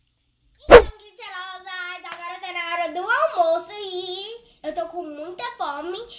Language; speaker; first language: Portuguese; early bilingual, heritage; Portuguese